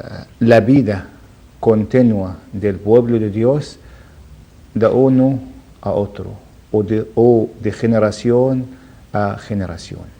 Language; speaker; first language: Spanish; non-native, learner; Arabic